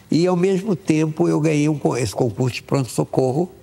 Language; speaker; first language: Portuguese; native; Portuguese